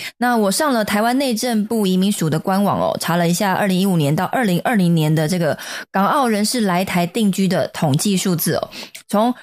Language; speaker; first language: Chinese; native; Chinese